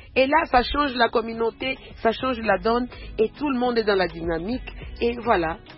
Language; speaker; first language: French; non-native, local second language; Swahili